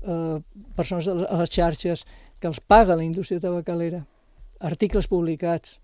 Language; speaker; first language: Catalan; native; Catalan